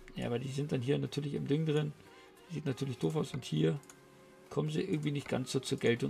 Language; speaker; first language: German; native; German